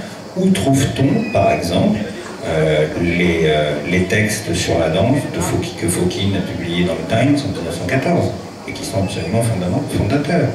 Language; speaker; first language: French; native; French